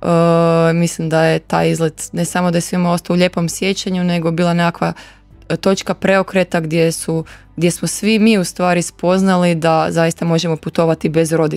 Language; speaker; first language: Croatian; native; Croatian